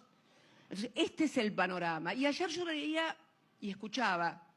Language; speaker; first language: Spanish; native; Spanish